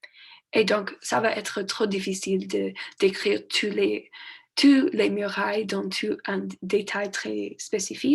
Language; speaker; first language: French; non-native, learner; English